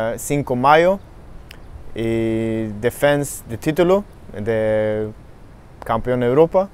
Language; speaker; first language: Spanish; non-native, learner; Swedish